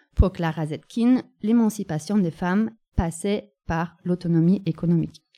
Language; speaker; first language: French; non-native, fluent; German